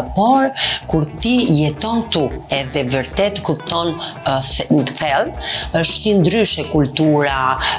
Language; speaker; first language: Albanian; non-native, learner; Italian